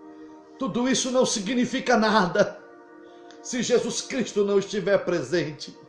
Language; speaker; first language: Portuguese; native; Portuguese